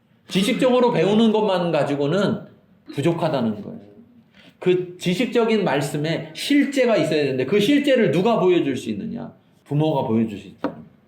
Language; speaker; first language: Korean; native; Korean